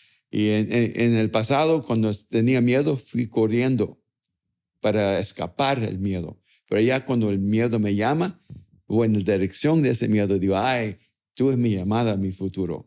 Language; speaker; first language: Spanish; early bilingual, other home language; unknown